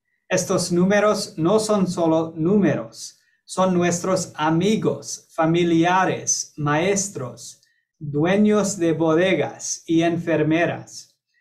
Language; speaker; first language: Spanish; non-native, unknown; English